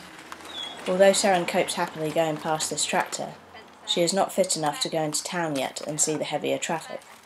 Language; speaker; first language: English; native; English